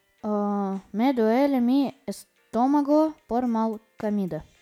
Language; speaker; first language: Spanish; non-native, learner; Russian